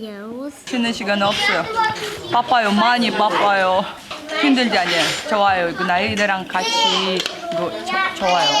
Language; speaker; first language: Korean; non-native, learner; Russian